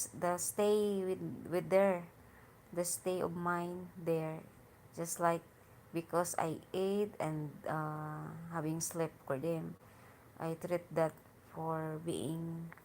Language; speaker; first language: English; non-native, learner; Hiligaynon